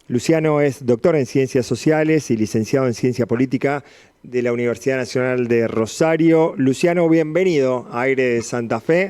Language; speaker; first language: Spanish; native; Spanish